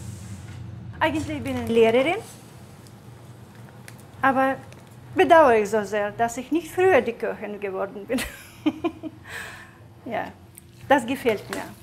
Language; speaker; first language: German; non-native, fluent; Russian